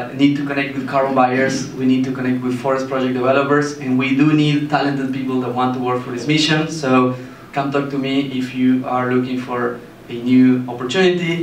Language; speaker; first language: English; non-native, fluent; Spanish